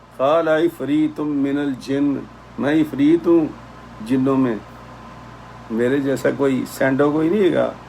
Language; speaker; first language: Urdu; native; Urdu